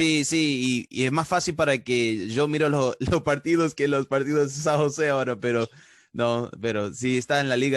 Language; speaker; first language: Spanish; early bilingual, heritage; Spanish